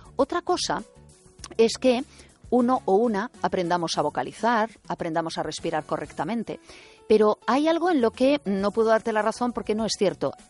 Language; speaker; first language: Spanish; native; Spanish